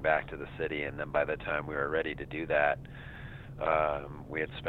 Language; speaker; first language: English; native; English